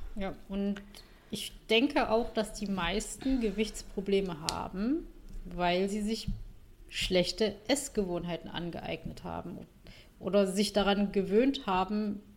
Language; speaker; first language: German; non-native, fluent; Vietnamese